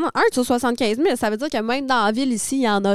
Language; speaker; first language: French; native; French